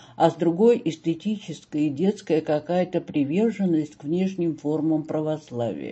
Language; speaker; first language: Russian; native; Russian